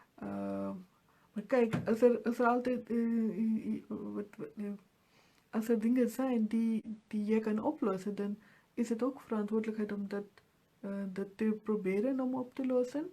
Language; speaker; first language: Dutch; non-native, fluent; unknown